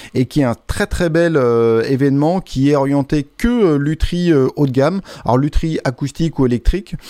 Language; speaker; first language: French; native; French